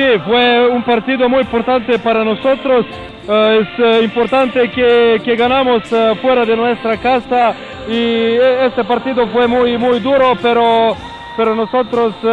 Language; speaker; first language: Spanish; non-native, learner; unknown